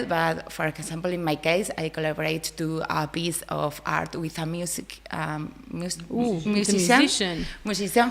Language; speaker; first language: English; non-native, learner; Spanish